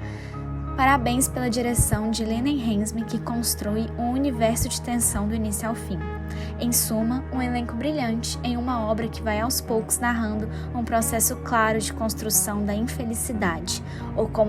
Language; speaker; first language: Portuguese; native; Portuguese